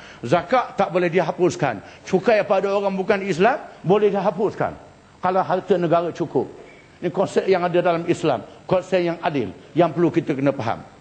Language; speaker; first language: Malay; native; Malay